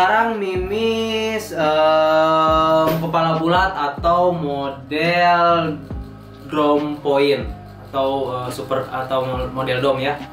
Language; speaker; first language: Indonesian; native; Indonesian